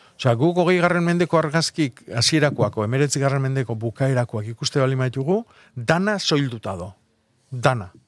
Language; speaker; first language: Basque; native; Basque